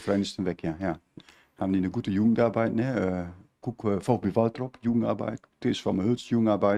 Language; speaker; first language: German; native; German